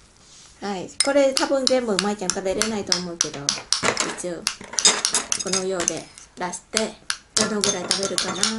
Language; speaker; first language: Japanese; non-native, learner; Vietnamese